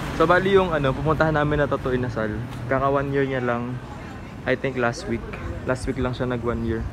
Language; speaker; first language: Filipino; non-native, local second language; Cebuano